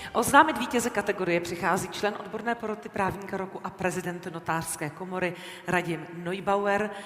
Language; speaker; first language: Czech; native; Czech